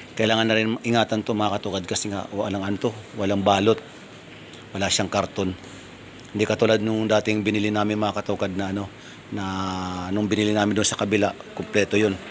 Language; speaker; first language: Filipino; native; Filipino